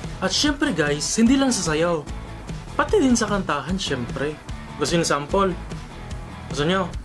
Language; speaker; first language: Filipino; non-native, local second language; Cebuano